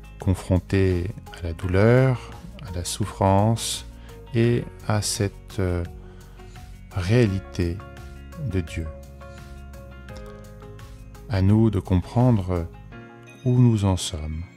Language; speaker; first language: French; native; French